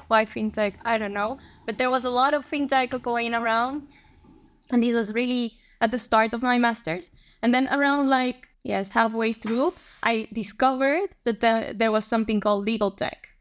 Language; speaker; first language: English; non-native, fluent; Spanish